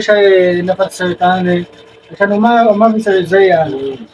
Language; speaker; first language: Arabic; non-native, learner; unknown